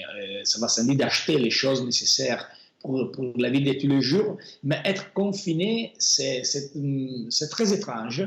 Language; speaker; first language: French; non-native, fluent; Italian